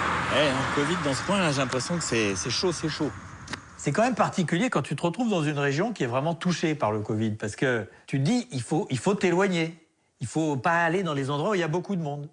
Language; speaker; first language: French; native; French